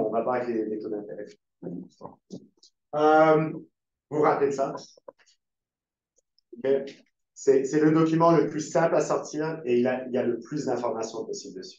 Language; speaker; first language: French; native; French